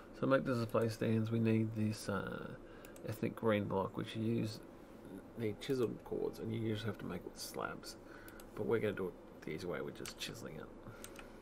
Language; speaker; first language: English; native; English